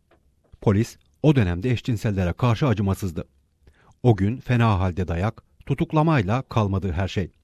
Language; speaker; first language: Turkish; native; Turkish